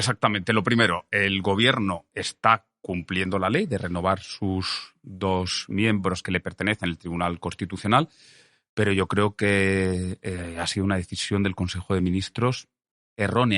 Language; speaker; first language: Spanish; native; Spanish